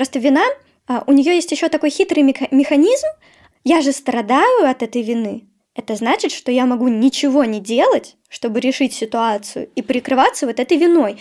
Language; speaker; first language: Russian; native; Russian